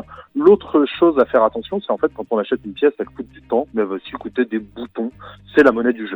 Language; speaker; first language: French; native; French